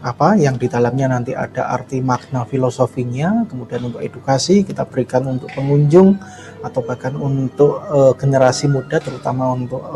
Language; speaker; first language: Indonesian; native; Indonesian